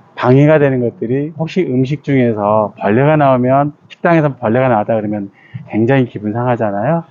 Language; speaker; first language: Korean; native; Korean